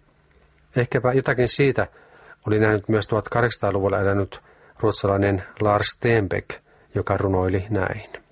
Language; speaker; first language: Finnish; native; Finnish